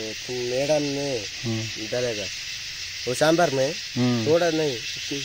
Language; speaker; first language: Hindi; non-native, local second language; Kannada